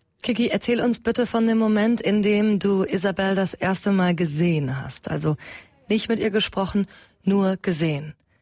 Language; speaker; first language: German; native; German